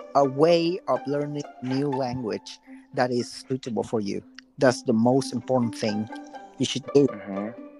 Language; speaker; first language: English; non-native, learner; Vietnamese